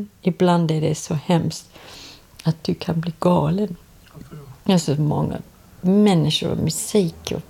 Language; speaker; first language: Swedish; non-native, fluent; English